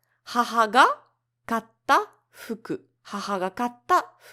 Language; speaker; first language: Japanese; non-native, learner; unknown